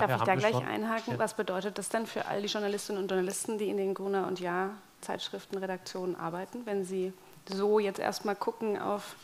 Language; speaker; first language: German; native; German